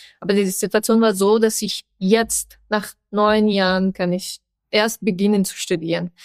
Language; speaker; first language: German; non-native, fluent; Persian